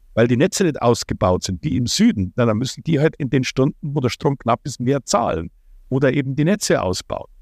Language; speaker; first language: German; non-native, fluent; Ukrainian